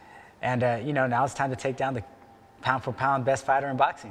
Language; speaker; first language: English; native; English